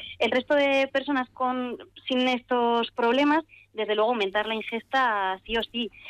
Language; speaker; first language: Spanish; native; Spanish